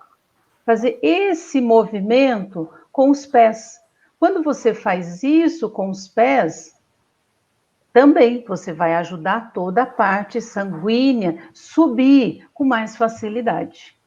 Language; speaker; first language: Portuguese; native; Portuguese